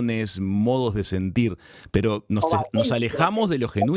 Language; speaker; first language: Spanish; native; Spanish